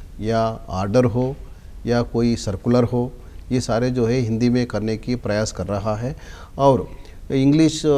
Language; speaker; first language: Hindi; non-native, local second language; Telugu